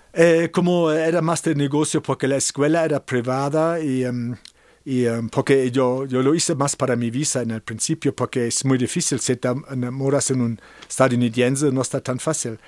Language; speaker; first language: Spanish; non-native, fluent; German